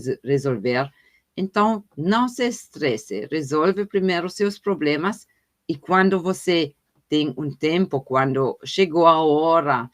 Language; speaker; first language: Portuguese; non-native, fluent; German